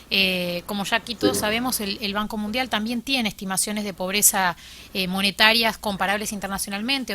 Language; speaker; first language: Spanish; native; Spanish